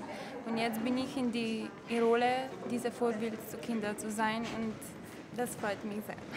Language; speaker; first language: German; non-native, fluent; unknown